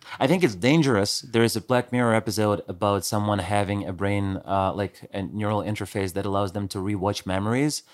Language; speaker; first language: English; non-native, fluent; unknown